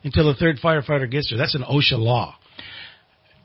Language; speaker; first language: English; native; English